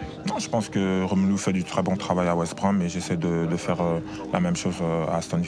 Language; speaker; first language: French; native; French